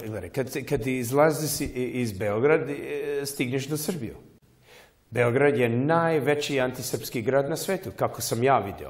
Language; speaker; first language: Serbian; early bilingual, heritage; Serbian